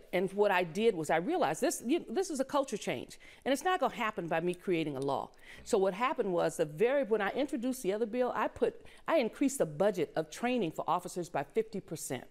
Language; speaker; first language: English; native; English